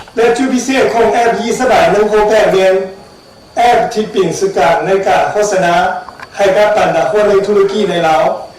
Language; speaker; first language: Lao; non-native, learner; Chinese